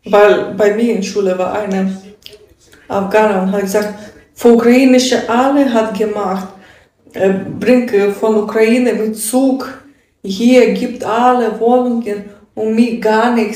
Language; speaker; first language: German; non-native, learner; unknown